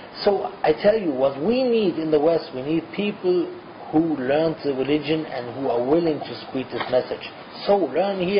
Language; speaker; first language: English; non-native, fluent; German